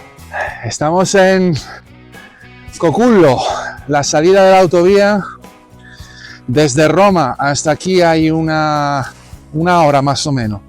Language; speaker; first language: Spanish; non-native, fluent; Italian